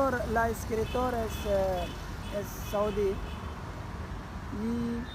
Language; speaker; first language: Spanish; non-native, learner; Urdu